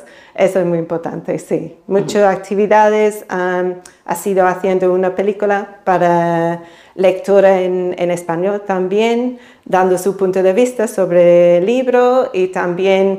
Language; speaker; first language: Spanish; non-native, fluent; English